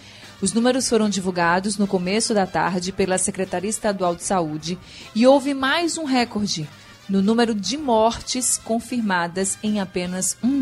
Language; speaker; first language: Portuguese; native; Portuguese